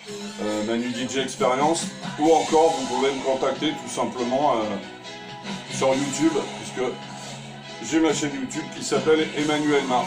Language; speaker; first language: French; native; French